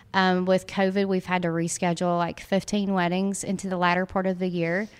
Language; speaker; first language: English; native; English